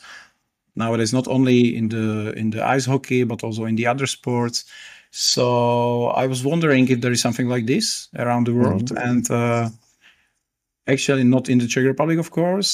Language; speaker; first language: English; non-native, fluent; Czech